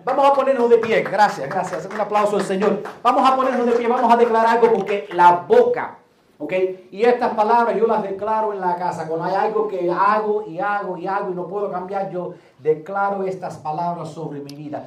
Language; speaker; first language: Spanish; native; Spanish